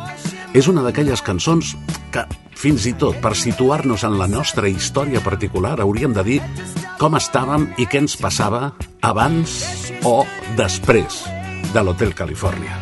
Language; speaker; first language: Catalan; native; Catalan